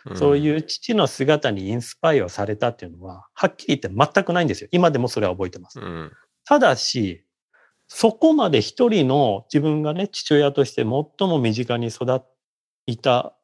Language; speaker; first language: Japanese; native; Japanese